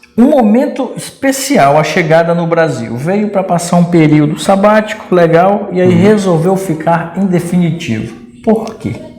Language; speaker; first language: Portuguese; native; Portuguese